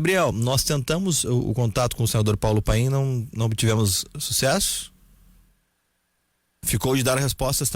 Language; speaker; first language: Portuguese; native; Portuguese